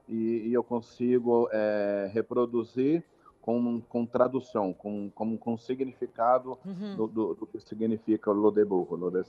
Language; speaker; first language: Spanish; non-native, learner; Portuguese